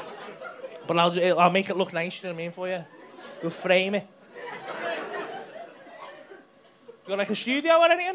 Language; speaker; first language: English; native; English